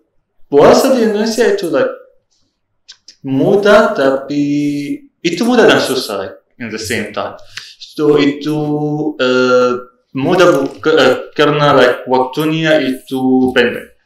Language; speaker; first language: Indonesian; non-native, learner; Arabic